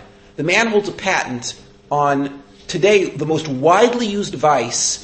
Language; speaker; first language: English; native; English